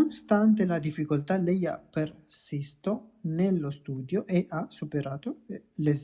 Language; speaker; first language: Italian; non-native, learner; Urdu